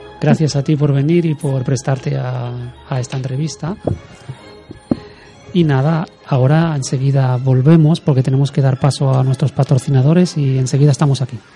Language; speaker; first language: Spanish; native; Spanish